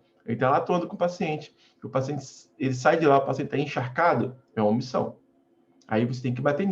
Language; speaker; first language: Portuguese; native; Portuguese